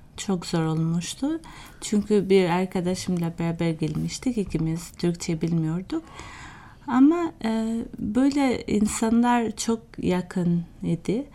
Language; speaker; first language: Turkish; non-native, fluent; Albanian